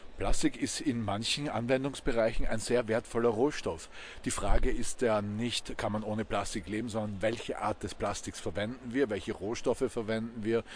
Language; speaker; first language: German; native; German